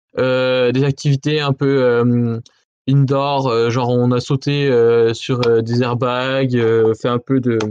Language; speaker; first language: French; native; French